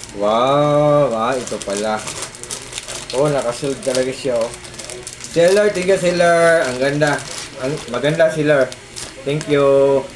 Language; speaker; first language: Filipino; non-native, local second language; Cebuano